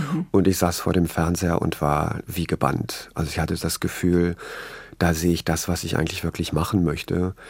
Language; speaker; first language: German; native; German